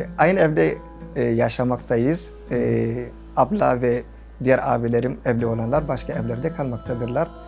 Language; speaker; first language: Turkish; non-native, fluent; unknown